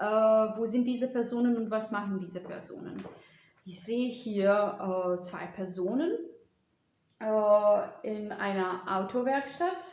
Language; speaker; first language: German; non-native, fluent; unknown